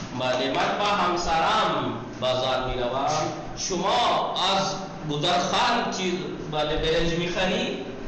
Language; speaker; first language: Persian; non-native, fluent; Urdu